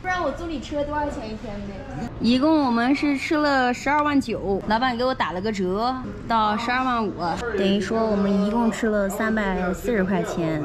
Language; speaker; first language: Chinese; native; Chinese